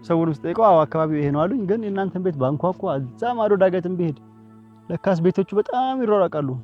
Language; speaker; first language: Amharic; native; Amharic